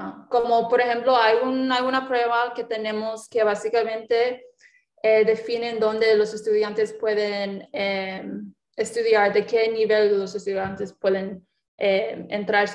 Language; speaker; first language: Spanish; non-native, fluent; English